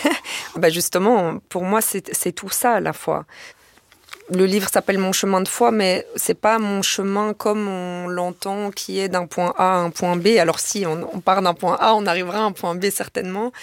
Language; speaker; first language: French; native; French